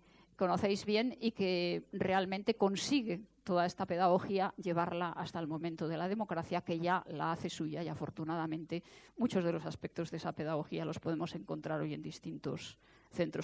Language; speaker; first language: Spanish; native; Spanish